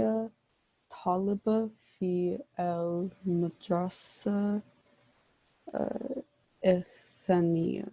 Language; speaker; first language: Arabic; non-native, learner; English